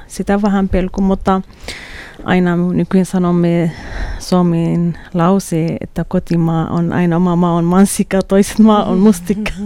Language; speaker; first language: Finnish; non-native, learner; Arabic